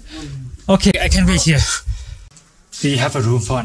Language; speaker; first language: English; non-native, learner; Thai